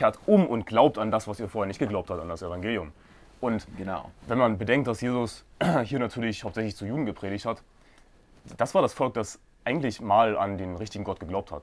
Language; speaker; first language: German; native; German